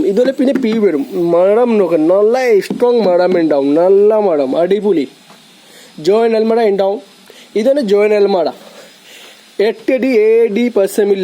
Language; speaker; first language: Malayalam; non-native, learner; Hindi